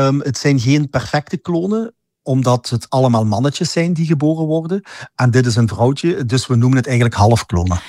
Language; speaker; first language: Dutch; native; Dutch